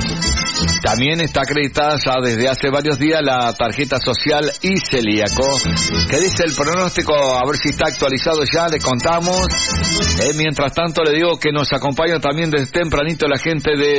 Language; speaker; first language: Spanish; native; Spanish